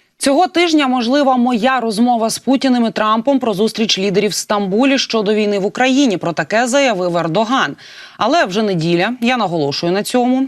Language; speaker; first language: Ukrainian; native; Ukrainian